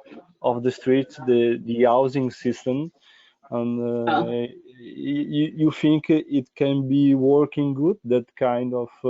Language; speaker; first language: English; non-native, fluent; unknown